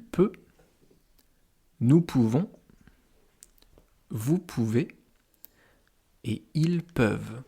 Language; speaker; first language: French; native; French